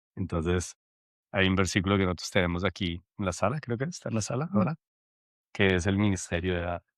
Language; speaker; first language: Spanish; native; Spanish